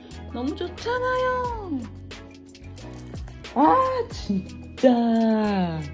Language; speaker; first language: Korean; non-native, fluent; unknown